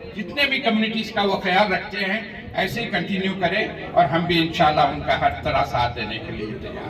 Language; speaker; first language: Urdu; native; Urdu